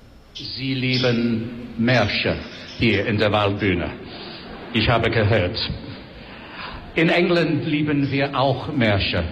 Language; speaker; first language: German; non-native, fluent; English